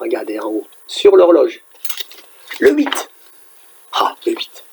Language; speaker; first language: French; native; French